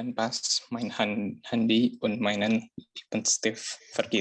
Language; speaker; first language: German; non-native, learner; Indonesian